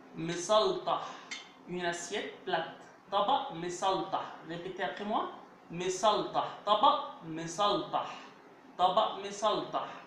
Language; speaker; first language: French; non-native, fluent; Arabic